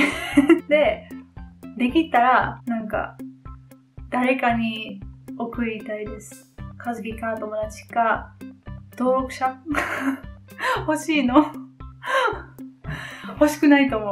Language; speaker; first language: Japanese; non-native, learner; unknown